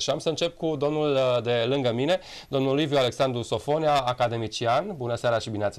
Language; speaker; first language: Romanian; native; Romanian